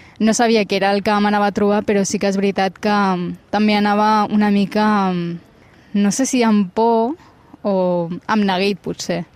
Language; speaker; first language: Catalan; early bilingual, other home language; Punjabi